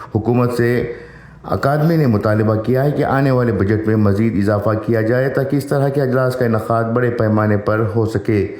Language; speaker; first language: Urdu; native; Urdu